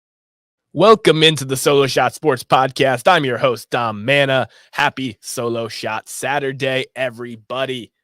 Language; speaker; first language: English; native; English